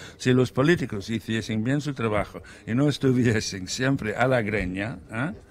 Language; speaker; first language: Spanish; non-native, fluent; English